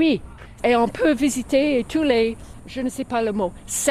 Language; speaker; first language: French; non-native, fluent; English